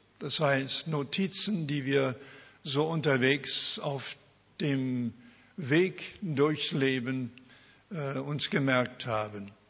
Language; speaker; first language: German; early bilingual, heritage; German